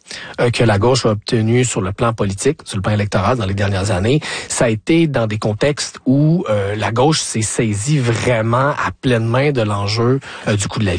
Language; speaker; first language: French; native; French